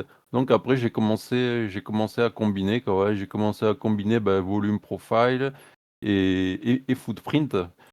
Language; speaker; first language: French; native; French